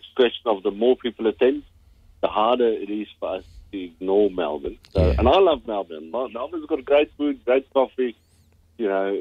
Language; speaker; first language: English; non-native, local second language; Afrikaans